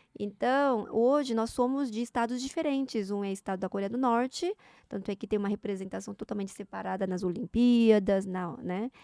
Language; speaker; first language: Portuguese; non-native, fluent; Korean